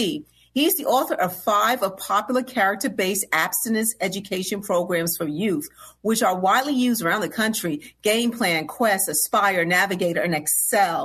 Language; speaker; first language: English; native; English